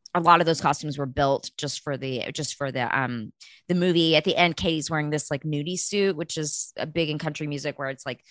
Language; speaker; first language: English; native; English